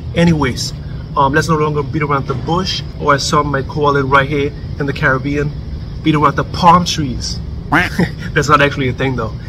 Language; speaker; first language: English; native; English